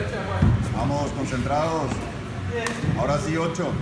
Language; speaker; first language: Spanish; native; Spanish